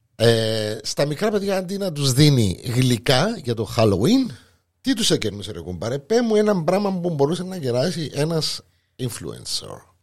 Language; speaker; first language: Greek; native; Greek